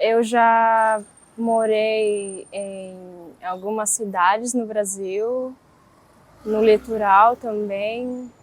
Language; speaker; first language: Portuguese; non-native, fluent; Russian